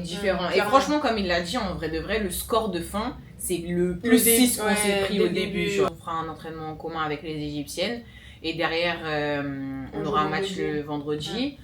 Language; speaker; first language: French; native; French